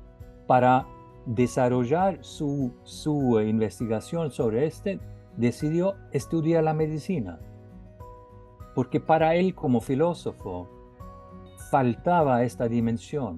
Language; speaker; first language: Spanish; non-native, fluent; Norwegian